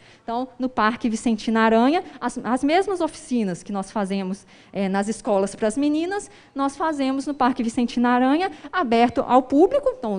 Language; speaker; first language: Portuguese; native; Portuguese